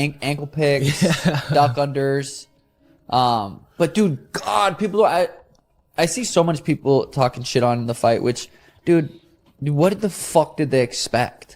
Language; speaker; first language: English; native; English